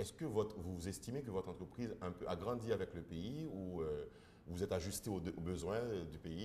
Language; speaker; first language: French; non-native, local second language; Haitian Creole